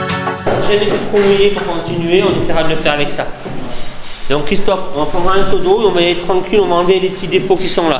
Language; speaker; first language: French; native; French